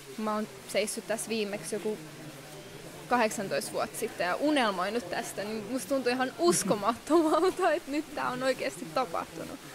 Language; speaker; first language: Finnish; early bilingual, other home language; Estonian